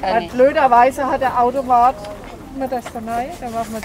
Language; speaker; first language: German; native; German